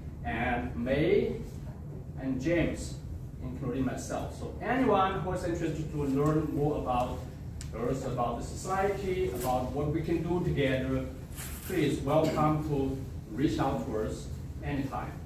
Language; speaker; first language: English; non-native, fluent; Chinese